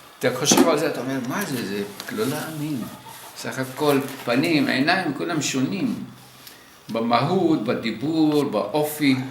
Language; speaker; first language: Hebrew; early bilingual, other home language; Arabic